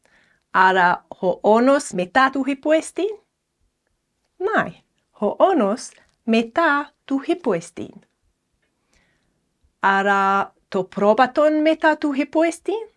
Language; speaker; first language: Greek; non-native, fluent; English